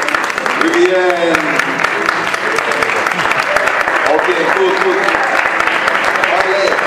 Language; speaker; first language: Spanish; non-native, learner; English